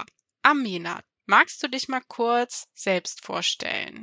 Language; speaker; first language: German; native; German